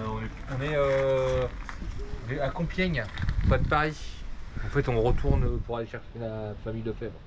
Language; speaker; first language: French; native; French